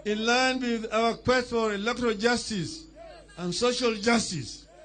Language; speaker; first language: English; non-native, local second language; Swahili